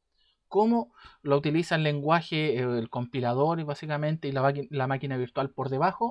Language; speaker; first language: Spanish; native; Spanish